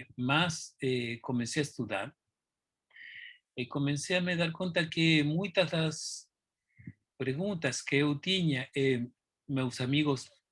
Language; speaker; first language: Portuguese; non-native, fluent; Spanish